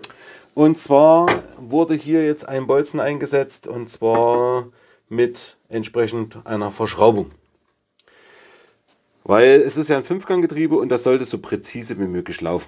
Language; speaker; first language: German; native; German